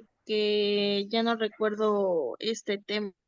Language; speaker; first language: Spanish; native; Spanish